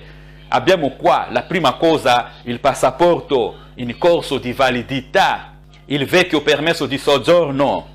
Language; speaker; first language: Italian; non-native, fluent; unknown